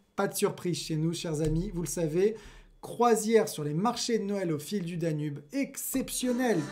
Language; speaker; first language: French; native; French